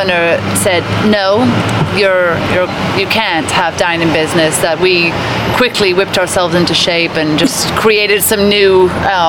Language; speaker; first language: English; native; English